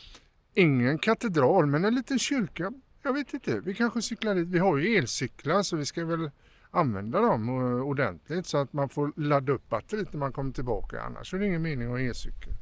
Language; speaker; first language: Swedish; native; Swedish